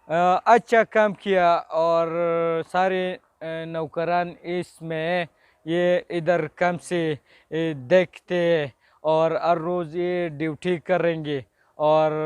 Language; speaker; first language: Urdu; non-native, local second language; Pashto